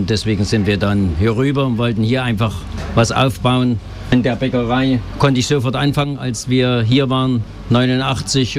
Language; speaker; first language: German; native; German